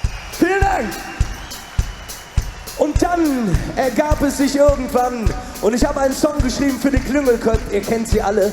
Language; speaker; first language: German; native; German